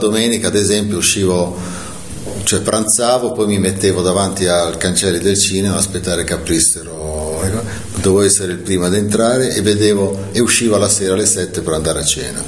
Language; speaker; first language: Italian; native; Italian